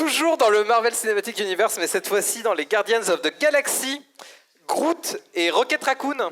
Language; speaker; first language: French; native; French